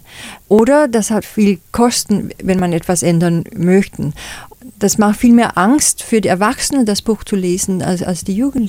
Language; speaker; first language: German; non-native, fluent; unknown